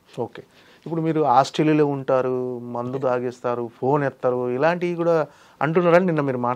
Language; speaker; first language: Telugu; native; Telugu